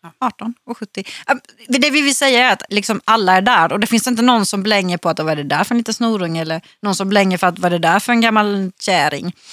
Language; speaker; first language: Swedish; native; Swedish